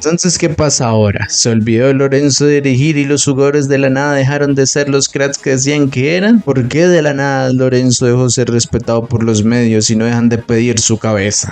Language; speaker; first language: Spanish; native; Spanish